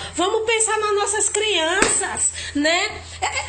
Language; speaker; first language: Portuguese; native; Portuguese